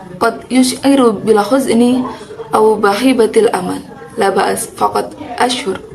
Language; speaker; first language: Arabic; non-native, learner; Indonesian